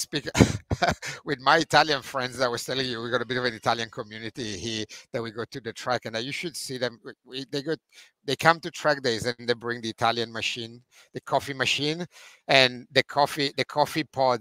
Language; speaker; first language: English; non-native, fluent; Italian